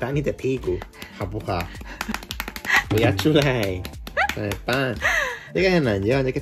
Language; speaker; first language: Chinese; non-native, learner; English